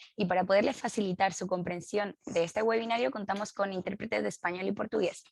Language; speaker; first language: Spanish; native; Spanish